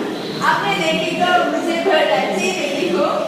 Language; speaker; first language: Hindi; non-native, learner; Malayalam